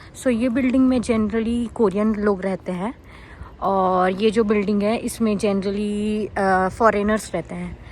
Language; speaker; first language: Hindi; native; Hindi